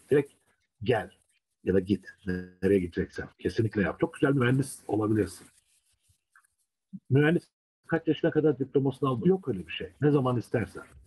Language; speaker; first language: Turkish; native; Turkish